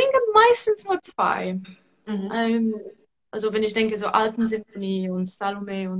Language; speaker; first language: German; non-native, fluent; English